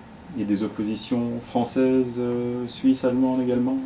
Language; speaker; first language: French; native; French